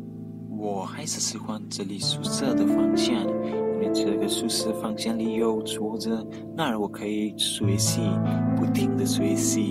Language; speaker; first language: Chinese; non-native, fluent; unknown